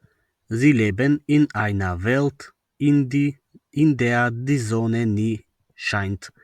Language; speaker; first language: German; non-native, fluent; Macedonian